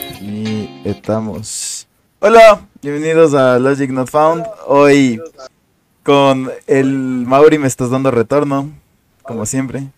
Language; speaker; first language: Spanish; native; Spanish